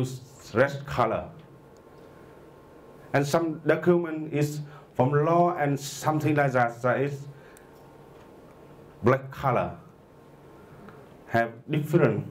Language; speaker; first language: English; non-native, learner; Vietnamese